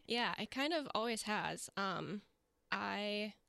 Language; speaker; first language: English; native; English